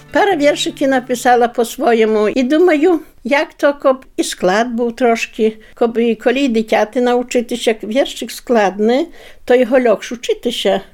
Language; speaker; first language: Ukrainian; native; Ukrainian